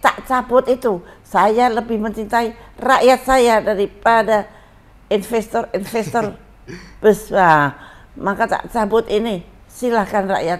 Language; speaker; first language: Indonesian; native; Indonesian